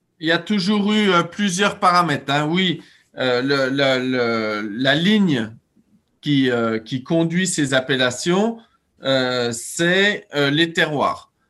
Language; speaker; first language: French; native; French